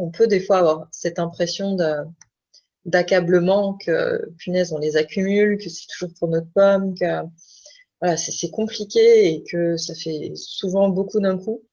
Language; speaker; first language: French; native; French